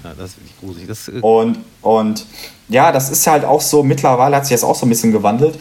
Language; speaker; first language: German; native; German